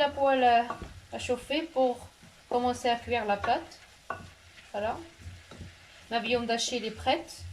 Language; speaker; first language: French; non-native, local second language; Arabic